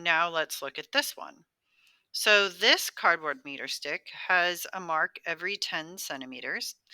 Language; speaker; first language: English; native; English